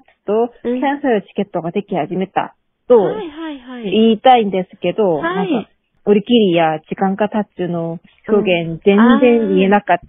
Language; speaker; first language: Japanese; non-native, learner; Korean